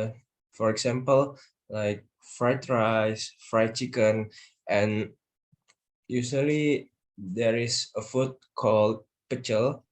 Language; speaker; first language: English; non-native, learner; Indonesian